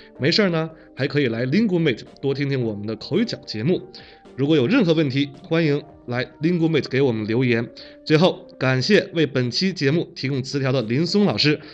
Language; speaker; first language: Chinese; native; Chinese